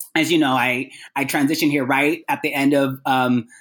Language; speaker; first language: English; native; English